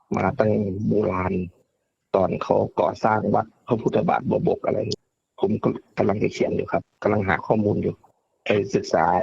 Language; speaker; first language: Thai; native; Thai